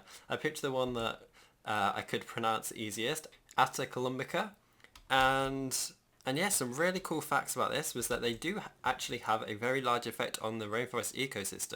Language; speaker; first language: English; native; English